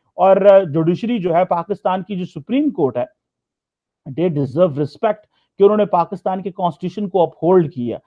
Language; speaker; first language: Urdu; non-native, local second language; Punjabi